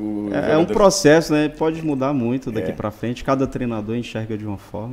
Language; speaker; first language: Portuguese; native; Portuguese